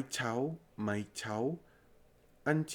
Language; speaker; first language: Vietnamese; non-native, learner; English